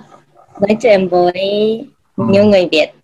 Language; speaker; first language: Vietnamese; non-native, learner; Japanese